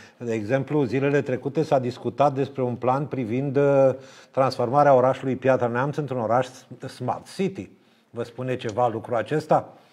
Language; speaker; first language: Romanian; native; Romanian